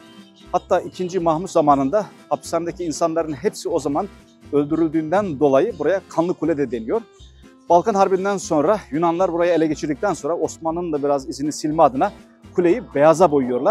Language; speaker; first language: Turkish; native; Turkish